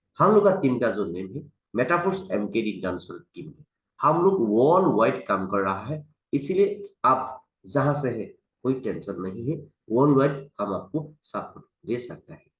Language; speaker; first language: Hindi; non-native, local second language; Assamese